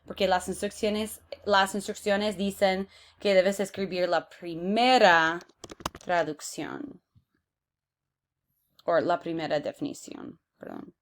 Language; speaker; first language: Spanish; non-native, fluent; English